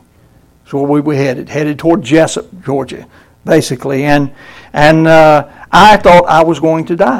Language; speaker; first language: English; native; English